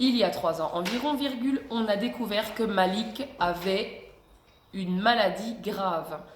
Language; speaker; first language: French; native; French